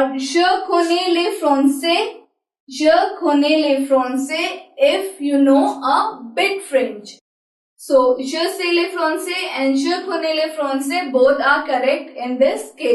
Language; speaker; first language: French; non-native, learner; Hindi